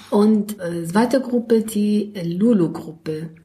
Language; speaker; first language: German; non-native, learner; Arabic